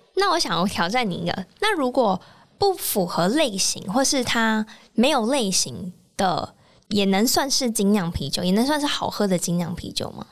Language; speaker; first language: Chinese; native; Chinese